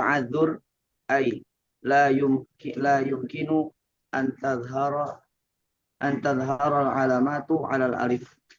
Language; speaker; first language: Arabic; non-native, learner; Indonesian